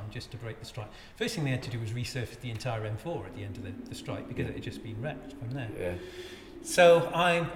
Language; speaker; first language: English; native; English